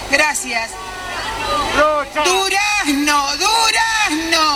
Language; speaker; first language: Spanish; native; Spanish